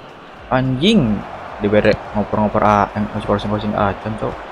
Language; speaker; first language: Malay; non-native, local second language; Sundanese